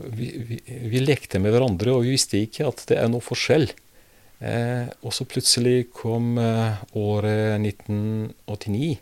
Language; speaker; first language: Norwegian; non-native, fluent; Serbian